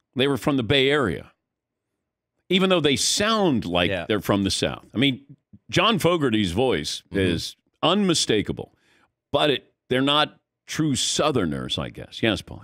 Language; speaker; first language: English; native; English